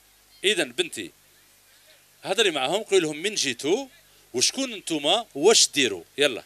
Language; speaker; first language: Arabic; native; Arabic